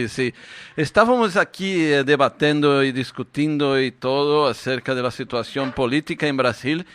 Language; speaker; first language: Spanish; non-native, fluent; Portuguese